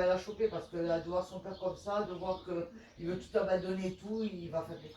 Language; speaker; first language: French; native; French